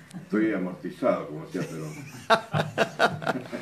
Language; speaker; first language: Spanish; native; Spanish